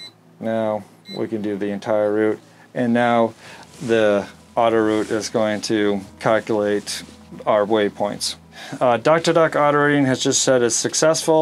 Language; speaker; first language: English; native; English